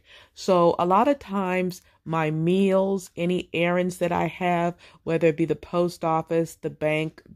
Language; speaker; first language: English; native; English